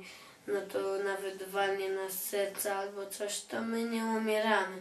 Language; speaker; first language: Polish; early bilingual, other home language; Chechen